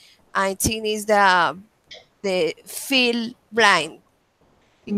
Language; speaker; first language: English; non-native, learner; Spanish